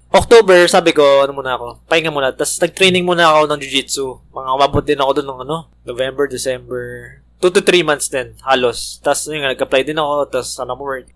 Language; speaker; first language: Filipino; native; Filipino